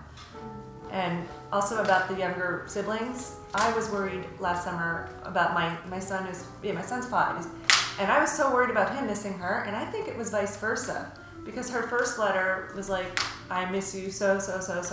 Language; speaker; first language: English; native; English